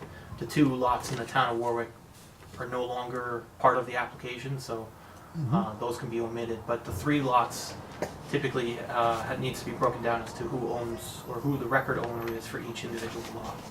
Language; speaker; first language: English; native; English